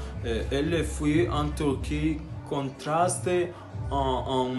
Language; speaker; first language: French; non-native, learner; Spanish